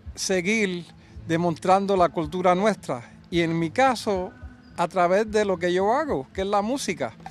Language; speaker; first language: Spanish; early bilingual, heritage; Spanish